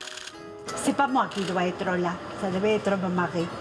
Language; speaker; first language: French; non-native, fluent; Spanish